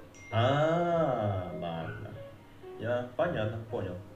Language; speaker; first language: Russian; non-native, learner; Indonesian